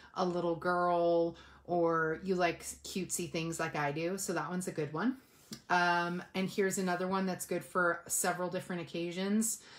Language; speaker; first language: English; native; English